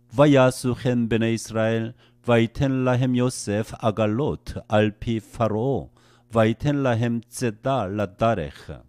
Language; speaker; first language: Hebrew; non-native, fluent; Korean